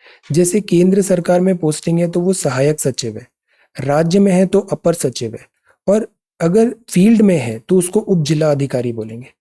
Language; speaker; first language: Hindi; native; Hindi